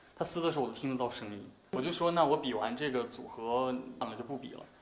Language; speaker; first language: Chinese; native; Chinese